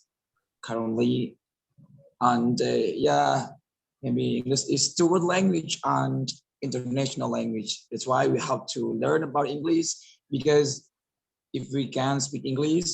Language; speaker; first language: English; non-native, learner; Indonesian